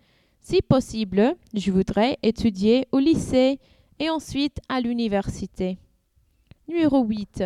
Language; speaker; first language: French; non-native, learner; English